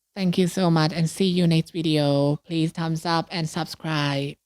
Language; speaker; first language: English; non-native, learner; Thai